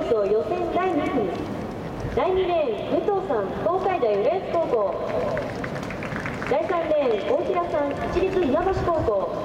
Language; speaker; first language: Japanese; native; Japanese